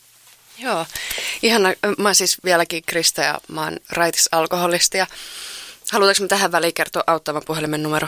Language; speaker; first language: Finnish; native; Finnish